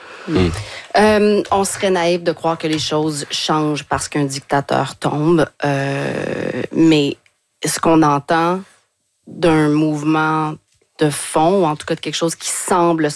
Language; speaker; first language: French; native; French